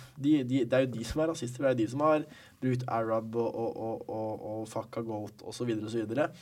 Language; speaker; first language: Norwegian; early bilingual, other home language; Arabic